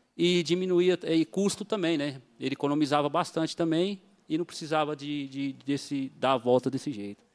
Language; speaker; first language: Portuguese; native; Portuguese